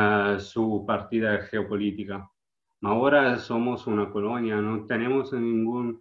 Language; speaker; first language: Spanish; non-native, learner; Italian